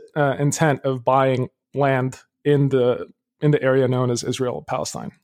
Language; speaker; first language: English; early bilingual, other home language; Arabic